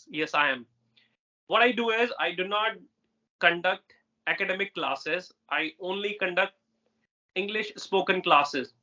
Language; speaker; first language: English; non-native, local second language; Hindi